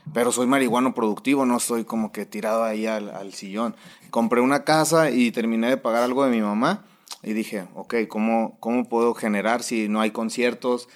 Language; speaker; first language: Spanish; native; Spanish